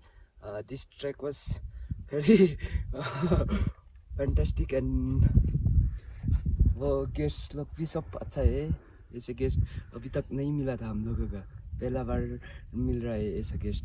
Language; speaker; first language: Hindi; non-native, local second language; Nepali